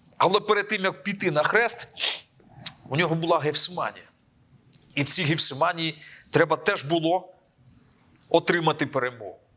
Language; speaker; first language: Ukrainian; non-native, local second language; Russian